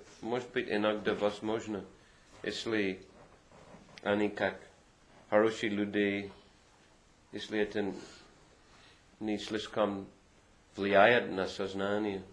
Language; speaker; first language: Russian; non-native, fluent; English